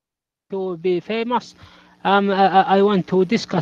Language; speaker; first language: English; non-native, learner; Arabic